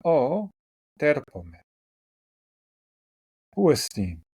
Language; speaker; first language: Greek; non-native, fluent; English